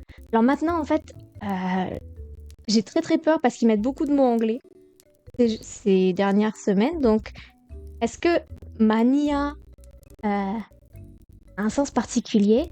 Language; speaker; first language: French; native; French